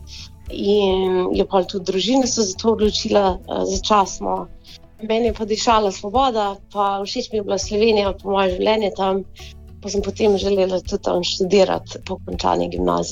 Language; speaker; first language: Slovenian; early bilingual, heritage; Slovenian